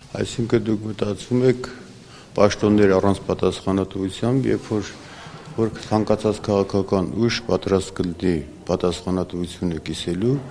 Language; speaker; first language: Armenian; native; Armenian